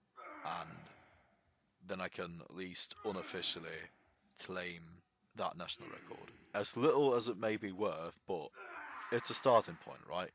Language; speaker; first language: English; non-native, fluent; German